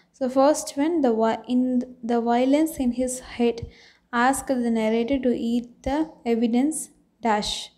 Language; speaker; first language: English; non-native, local second language; Tamil